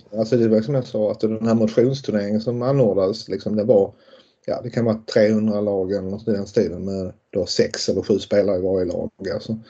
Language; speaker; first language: Swedish; native; Swedish